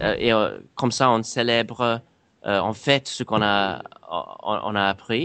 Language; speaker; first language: French; non-native, fluent; English